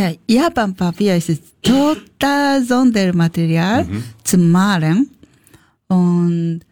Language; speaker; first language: German; non-native, learner; Japanese